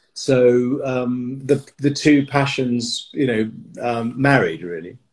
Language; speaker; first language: English; native; English